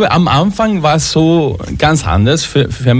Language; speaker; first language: German; non-native, fluent; Spanish